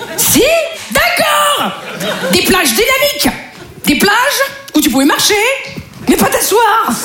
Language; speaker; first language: French; native; French